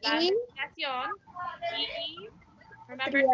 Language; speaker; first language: Spanish; non-native, learner; English